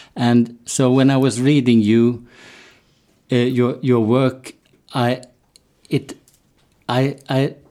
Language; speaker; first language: English; non-native, fluent; Swedish